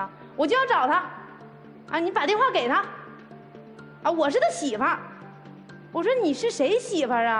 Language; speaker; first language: Chinese; native; Chinese